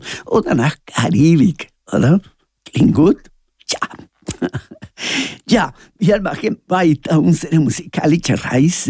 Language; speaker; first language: German; non-native, learner; Spanish